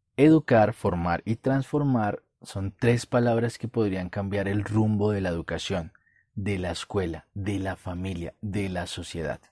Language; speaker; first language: Spanish; native; Spanish